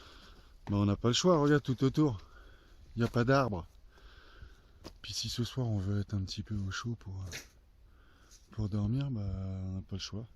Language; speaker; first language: French; native; French